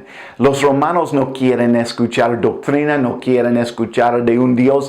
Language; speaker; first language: Spanish; non-native, fluent; English